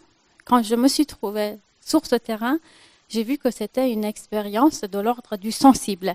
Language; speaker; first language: French; non-native, fluent; Persian